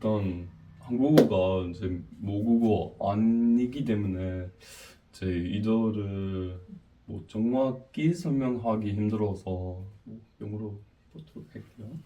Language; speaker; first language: Korean; non-native, fluent; English